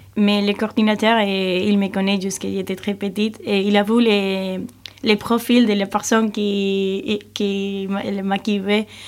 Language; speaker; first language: French; non-native, learner; Spanish